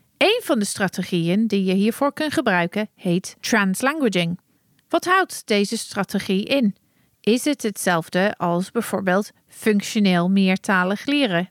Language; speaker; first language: Dutch; non-native, fluent; English